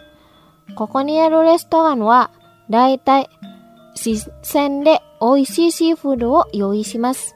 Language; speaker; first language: Japanese; non-native, fluent; Indonesian